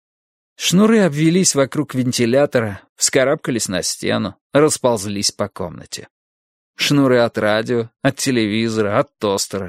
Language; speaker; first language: Russian; native; Russian